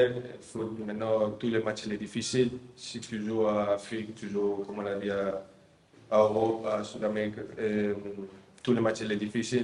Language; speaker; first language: French; non-native, fluent; Spanish